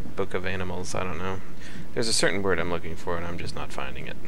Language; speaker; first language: English; native; English